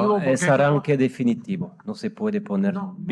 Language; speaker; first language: Spanish; non-native, fluent; French